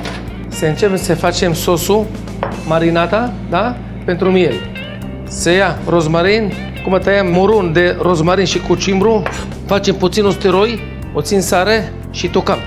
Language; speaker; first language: Romanian; non-native, learner; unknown